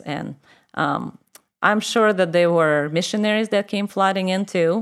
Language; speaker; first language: English; non-native, fluent; Russian